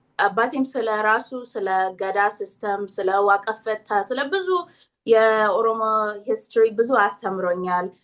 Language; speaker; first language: Amharic; early bilingual, heritage; Amharic